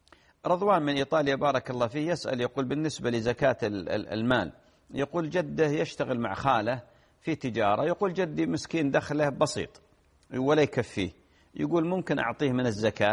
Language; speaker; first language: Arabic; native; Arabic